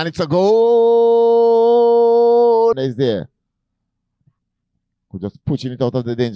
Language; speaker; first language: English; native; English